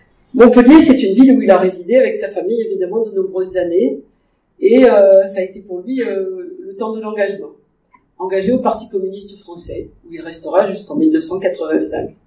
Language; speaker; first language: French; native; French